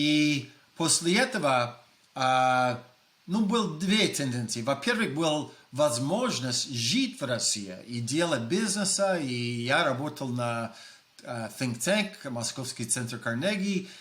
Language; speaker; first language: Russian; non-native, fluent; English